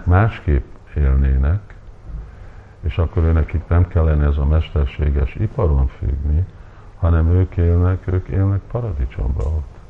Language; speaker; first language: Hungarian; early bilingual, heritage; Hungarian